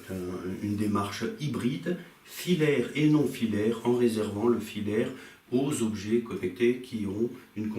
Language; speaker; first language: French; native; French